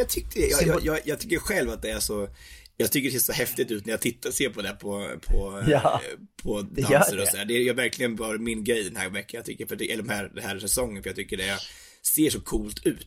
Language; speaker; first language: Swedish; native; Swedish